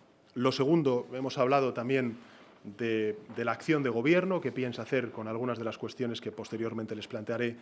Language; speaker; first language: Spanish; native; Spanish